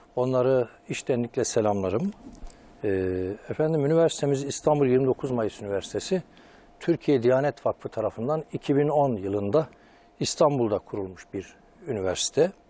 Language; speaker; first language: Turkish; native; Turkish